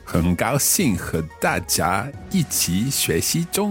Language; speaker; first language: Chinese; non-native, learner; English